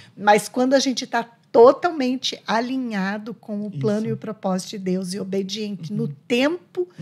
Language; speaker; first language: Portuguese; native; Portuguese